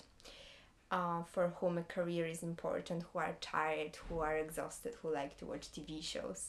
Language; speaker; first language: English; non-native, fluent; Polish